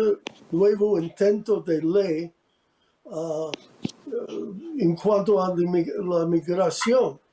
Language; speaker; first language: Spanish; non-native, fluent; English